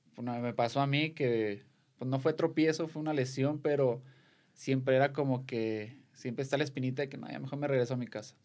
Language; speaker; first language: Spanish; native; Spanish